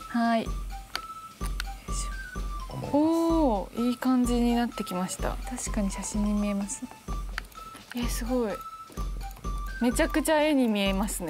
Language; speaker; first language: Japanese; native; Japanese